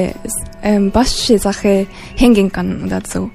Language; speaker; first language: German; non-native, learner; Japanese